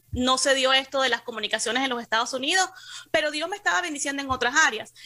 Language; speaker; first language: Spanish; native; Spanish